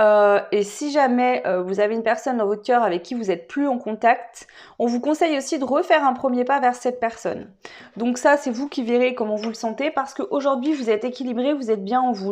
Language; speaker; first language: French; native; French